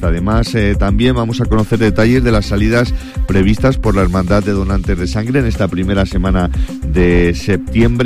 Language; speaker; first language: Spanish; native; Spanish